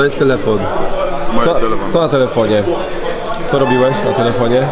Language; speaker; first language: Polish; native; Polish